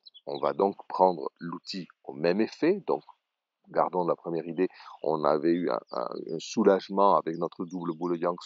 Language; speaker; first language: French; native; French